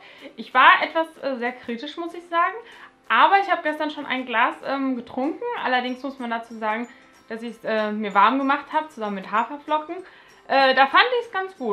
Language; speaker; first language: German; native; German